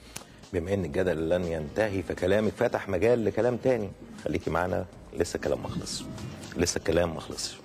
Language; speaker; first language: Arabic; native; Arabic